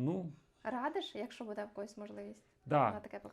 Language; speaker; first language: Ukrainian; native; Ukrainian